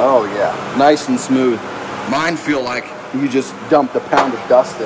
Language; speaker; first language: English; native; English